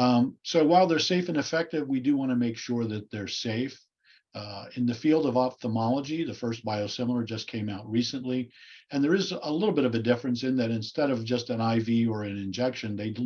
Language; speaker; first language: English; native; English